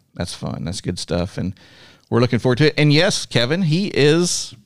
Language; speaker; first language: English; native; English